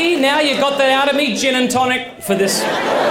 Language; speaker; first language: English; native; English